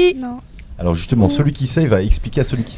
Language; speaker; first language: French; native; French